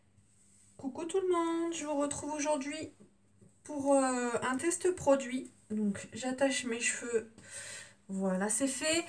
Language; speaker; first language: French; native; French